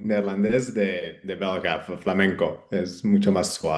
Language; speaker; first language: Spanish; non-native, fluent; English